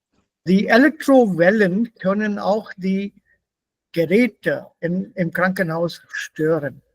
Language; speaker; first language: German; non-native, fluent; Hindi